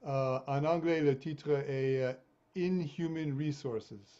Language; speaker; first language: French; non-native, fluent; English